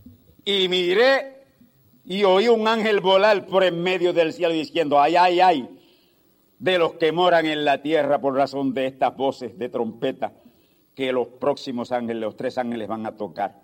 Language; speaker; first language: Spanish; native; Spanish